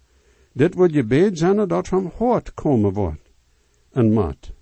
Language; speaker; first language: Dutch; non-native, learner; Plautdietsch